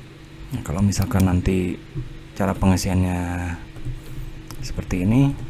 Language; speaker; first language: Indonesian; native; Indonesian